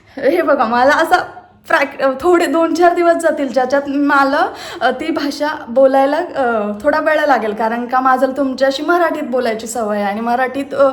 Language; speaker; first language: Marathi; non-native, local second language; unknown